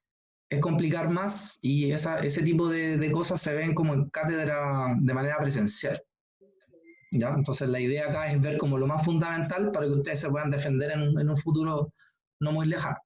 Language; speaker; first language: Spanish; native; Spanish